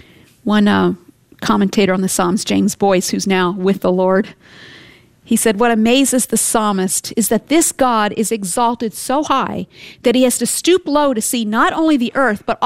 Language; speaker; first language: English; native; English